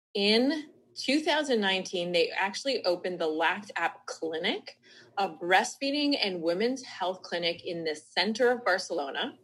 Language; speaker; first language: English; native; English